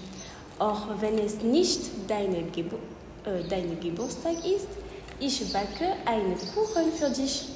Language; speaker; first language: German; non-native, learner; French